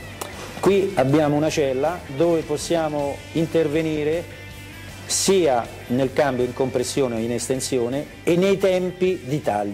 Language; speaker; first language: Italian; native; Italian